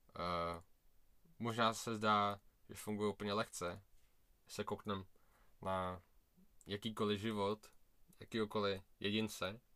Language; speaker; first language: Czech; early bilingual, other home language; Russian